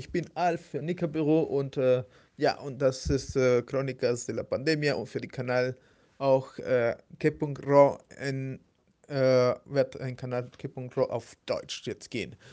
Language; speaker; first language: German; non-native, fluent; Spanish